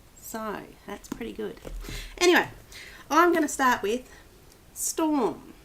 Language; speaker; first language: English; native; English